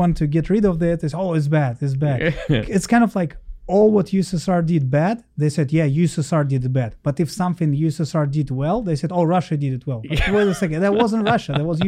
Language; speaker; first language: English; non-native, learner; Russian